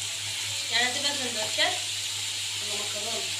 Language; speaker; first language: Arabic; native; Arabic